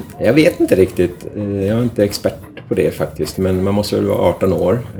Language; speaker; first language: Swedish; native; Swedish